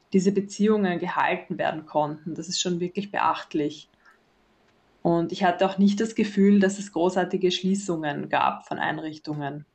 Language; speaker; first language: German; native; German